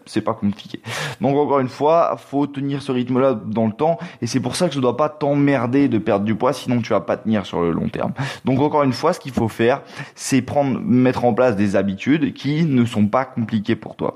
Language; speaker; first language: French; native; French